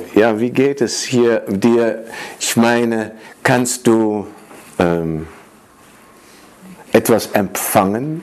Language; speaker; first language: German; non-native, fluent; Dutch